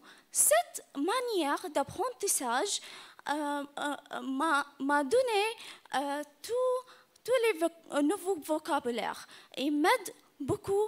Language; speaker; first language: French; non-native, learner; Arabic